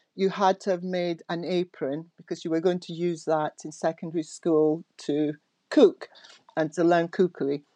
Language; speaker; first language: English; native; English